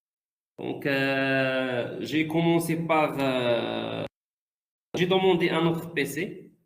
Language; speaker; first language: French; non-native, learner; Arabic